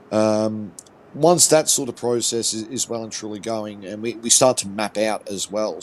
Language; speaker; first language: English; native; English